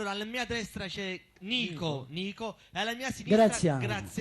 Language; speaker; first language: Italian; native; Italian